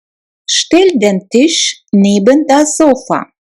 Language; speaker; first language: German; non-native, fluent; Russian